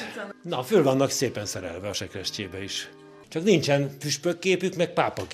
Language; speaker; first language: Hungarian; native; Hungarian